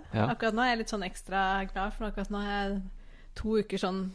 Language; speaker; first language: Norwegian; early bilingual, other home language; English